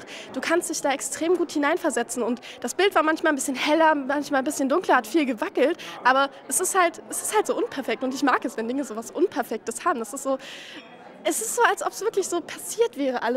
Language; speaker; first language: German; native; German